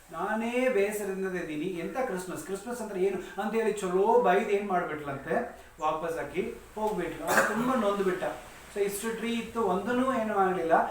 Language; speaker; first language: Kannada; non-native, local second language; Tamil